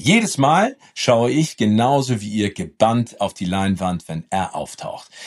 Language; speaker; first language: German; native; German